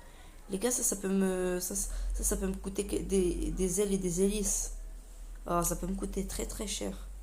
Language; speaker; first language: French; native; French